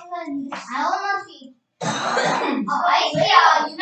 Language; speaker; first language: English; non-native, learner; Korean